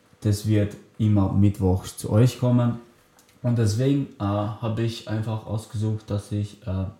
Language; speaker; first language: German; early bilingual, other home language; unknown